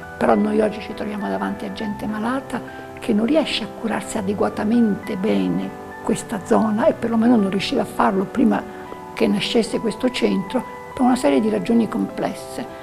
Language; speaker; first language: Italian; native; Italian